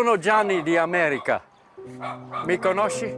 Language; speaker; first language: Italian; non-native, learner; Czech